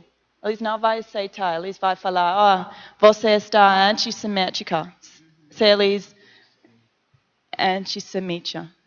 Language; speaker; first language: Portuguese; non-native, learner; English